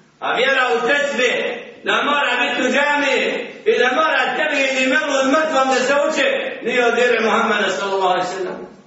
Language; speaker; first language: Bosnian; native; Bosnian